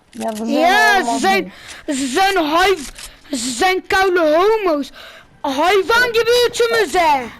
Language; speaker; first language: Dutch; early bilingual, other home language; Turkish